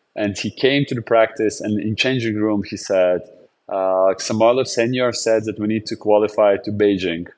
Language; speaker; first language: English; non-native, fluent; Latvian